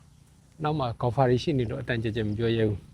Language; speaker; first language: Burmese; native; Burmese